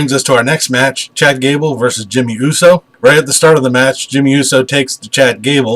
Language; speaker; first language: English; native; English